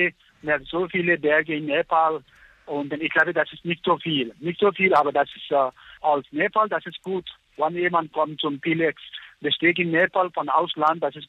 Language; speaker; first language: German; non-native, learner; Nepali